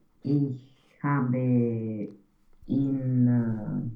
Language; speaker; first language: German; non-native, learner; Romanian